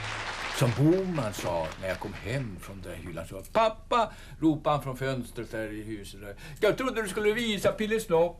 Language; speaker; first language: Swedish; native; Swedish